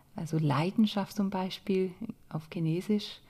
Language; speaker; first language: German; non-native, fluent; English